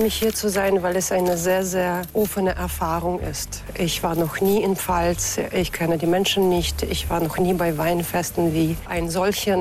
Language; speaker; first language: German; non-native, fluent; Russian